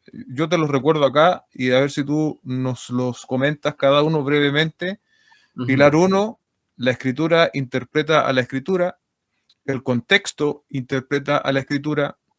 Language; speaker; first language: Spanish; native; Spanish